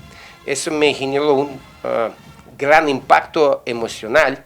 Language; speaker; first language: Spanish; non-native, fluent; Russian